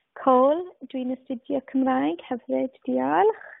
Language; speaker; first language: Welsh; native; Welsh